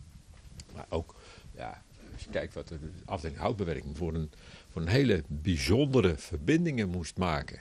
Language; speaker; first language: Dutch; native; Dutch